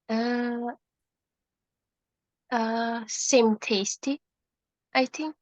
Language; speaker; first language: English; non-native, learner; Indonesian